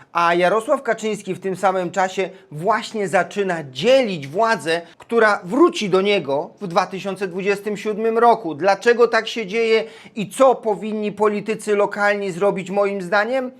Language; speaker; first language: Polish; native; Polish